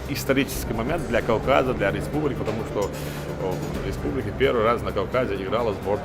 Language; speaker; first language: Russian; non-native, local second language; Chechen